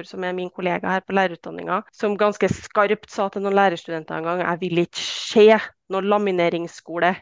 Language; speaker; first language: Norwegian; native; Norwegian